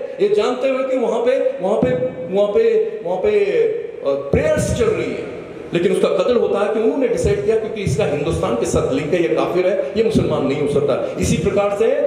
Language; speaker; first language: Urdu; non-native, local second language; Kashmiri